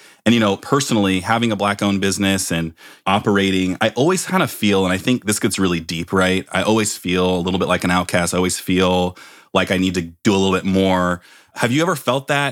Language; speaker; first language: English; native; English